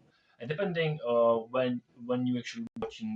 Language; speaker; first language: English; non-native, fluent; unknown